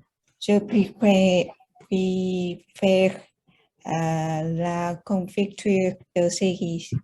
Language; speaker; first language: French; non-native, learner; Vietnamese